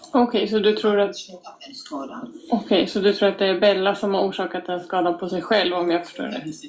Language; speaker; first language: Swedish; native; Swedish